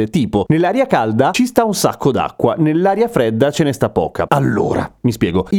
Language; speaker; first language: Italian; native; Italian